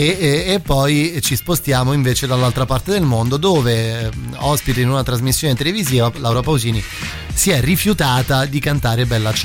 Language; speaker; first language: Italian; native; Italian